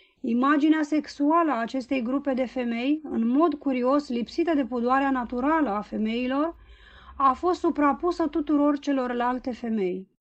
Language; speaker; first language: Romanian; native; Romanian